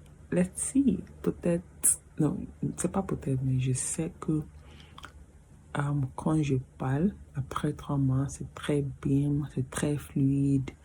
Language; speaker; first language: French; non-native, learner; English